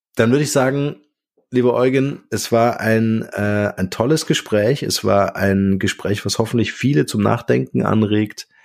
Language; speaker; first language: German; native; German